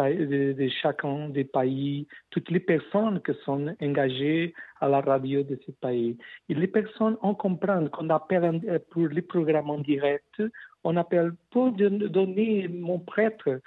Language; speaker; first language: French; non-native, learner; Portuguese